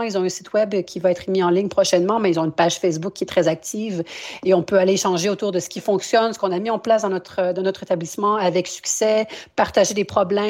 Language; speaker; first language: French; native; French